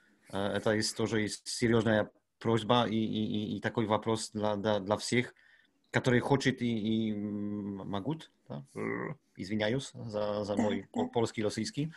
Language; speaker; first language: Russian; non-native, learner; Polish